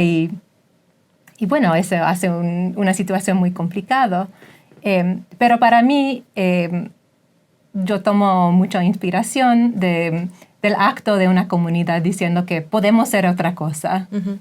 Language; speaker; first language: Spanish; non-native, fluent; English